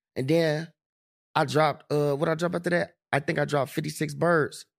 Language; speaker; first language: English; native; English